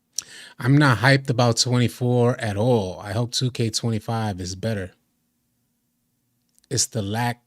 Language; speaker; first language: English; native; English